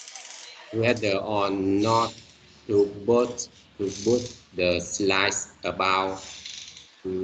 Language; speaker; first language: English; non-native, learner; Vietnamese